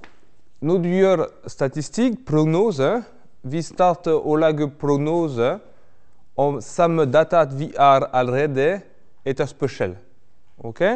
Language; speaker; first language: Norwegian; non-native, fluent; French